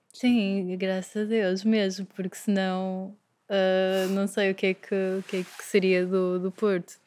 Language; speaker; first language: Portuguese; native; Portuguese